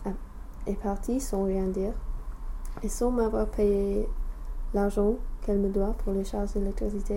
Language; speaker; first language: French; non-native, fluent; English